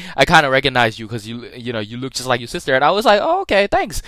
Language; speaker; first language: English; early bilingual, other home language; Thai